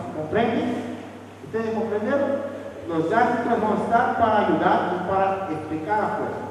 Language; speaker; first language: Spanish; non-native, fluent; Portuguese